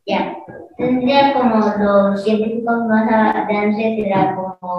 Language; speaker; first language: Spanish; native; Spanish